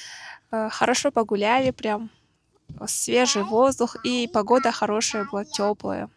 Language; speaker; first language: Russian; non-native, local second language; Kazakh